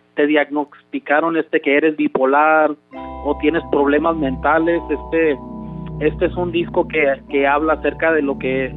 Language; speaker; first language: Spanish; early bilingual, heritage; Spanish